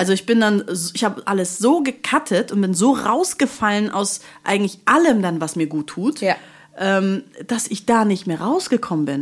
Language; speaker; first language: German; native; German